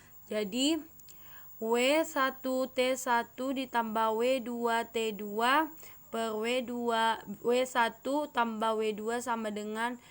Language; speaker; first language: Indonesian; native; Indonesian